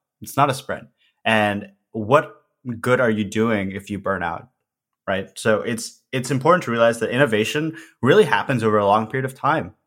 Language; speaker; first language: English; early bilingual, other home language; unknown